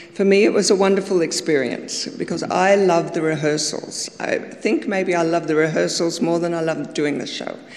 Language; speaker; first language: English; native; English